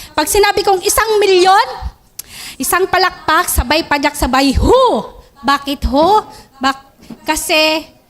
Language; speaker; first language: Filipino; non-native, local second language; Iloko